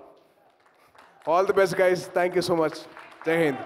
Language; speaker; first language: Telugu; native; Telugu